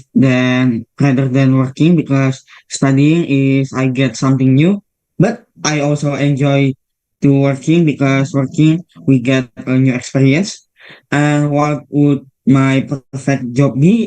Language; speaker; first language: English; non-native, learner; Indonesian